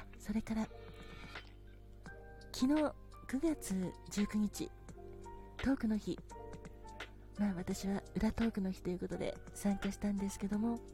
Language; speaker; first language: Japanese; native; Japanese